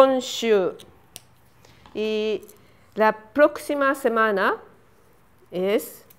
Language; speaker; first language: Spanish; non-native, fluent; Japanese